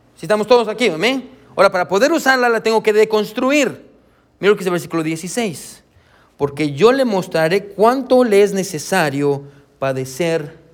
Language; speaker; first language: Spanish; native; Spanish